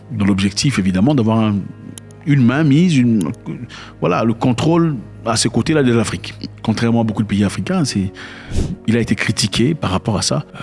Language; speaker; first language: French; non-native, local second language; Lingala